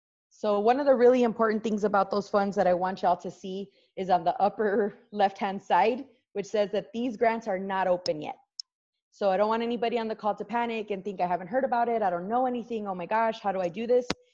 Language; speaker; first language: English; early bilingual, other home language; Spanish